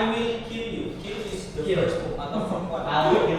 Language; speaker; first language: English; non-native, learner; Indonesian